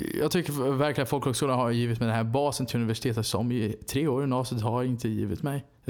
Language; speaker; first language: Swedish; non-native, fluent; Portuguese